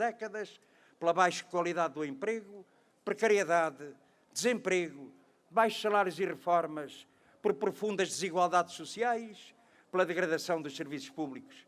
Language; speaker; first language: Portuguese; native; Portuguese